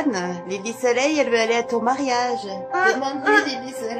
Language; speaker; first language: French; native; French